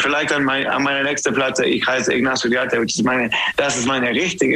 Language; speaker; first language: German; non-native, learner; English